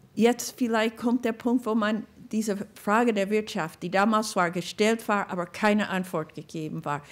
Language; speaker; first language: German; non-native, fluent; English